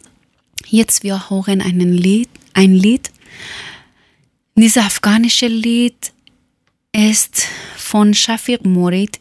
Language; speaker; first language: German; non-native, learner; Persian